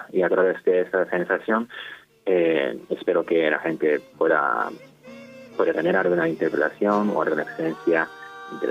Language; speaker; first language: Spanish; non-native, fluent; Japanese